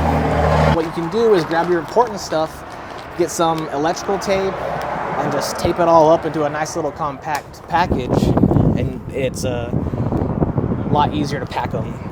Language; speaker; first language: English; native; English